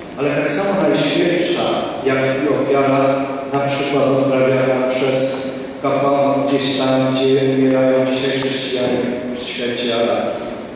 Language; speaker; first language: Polish; native; Polish